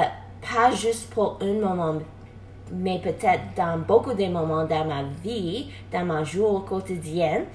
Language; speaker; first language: French; non-native, learner; English